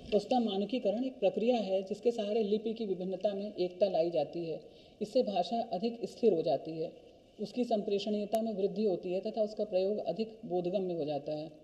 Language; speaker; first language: Hindi; native; Hindi